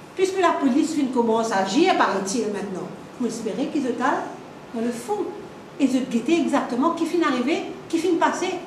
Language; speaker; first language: French; non-native, local second language; Morisyen